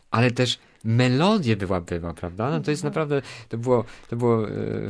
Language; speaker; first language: Polish; native; Polish